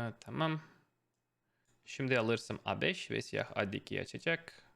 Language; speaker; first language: Turkish; non-native, fluent; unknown